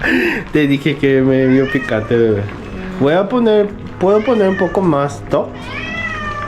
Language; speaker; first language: Spanish; non-native, fluent; Korean